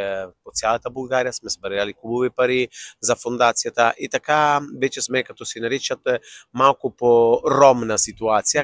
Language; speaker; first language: Bulgarian; non-native, fluent; Italian